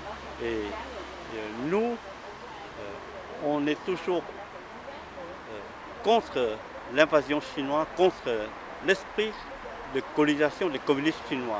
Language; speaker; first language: French; non-native, fluent; Vietnamese